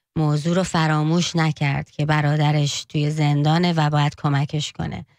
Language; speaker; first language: Persian; early bilingual, heritage; Persian